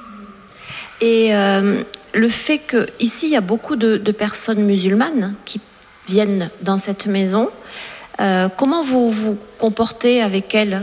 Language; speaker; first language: French; native; French